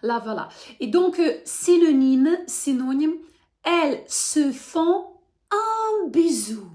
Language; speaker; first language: French; non-native, fluent; Ukrainian